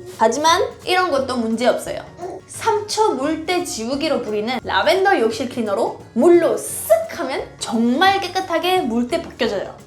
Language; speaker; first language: Korean; non-native, fluent; German